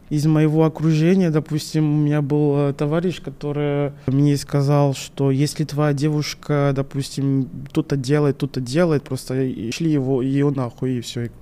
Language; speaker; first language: Russian; non-native, fluent; French